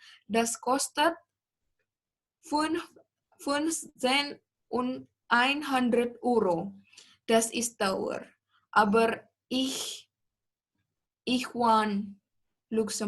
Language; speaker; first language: German; non-native, learner; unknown